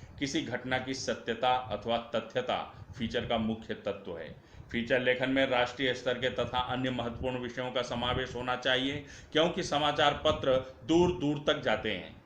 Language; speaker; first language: Hindi; non-native, local second language; Marathi